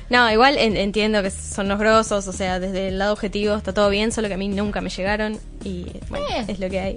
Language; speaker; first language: Spanish; native; Spanish